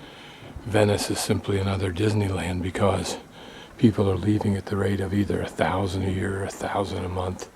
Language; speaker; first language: English; native; English